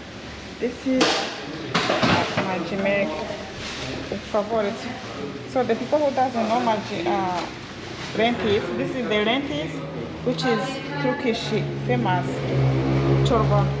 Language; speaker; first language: English; non-native, fluent; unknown